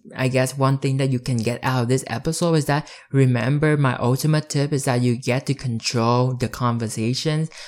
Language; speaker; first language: English; early bilingual, other home language; Vietnamese